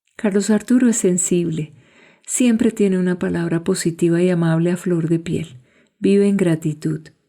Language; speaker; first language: Spanish; native; Spanish